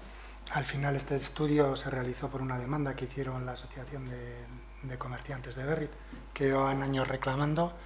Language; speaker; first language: Spanish; non-native, local second language; Basque